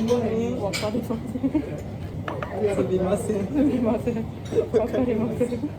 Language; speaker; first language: Japanese; non-native, learner; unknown